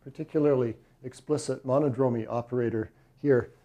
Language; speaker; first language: English; native; English